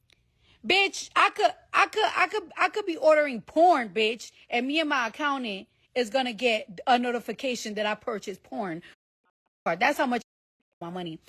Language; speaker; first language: English; native; English